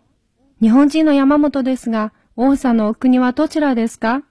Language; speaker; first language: Japanese; non-native, fluent; Chinese